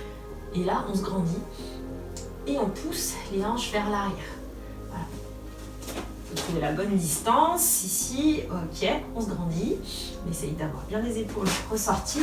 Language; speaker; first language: French; native; French